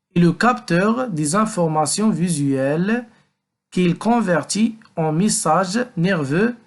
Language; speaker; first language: French; non-native, local second language; Arabic